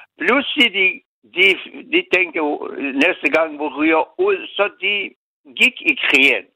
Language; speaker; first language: Danish; non-native, learner; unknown